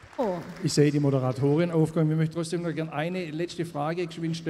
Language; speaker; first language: German; native; German